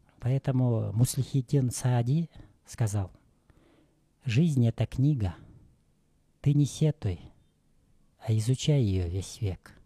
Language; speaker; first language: Russian; non-native, local second language; Kyrgyz